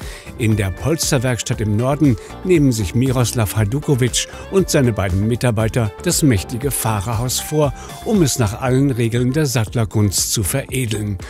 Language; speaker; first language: German; native; German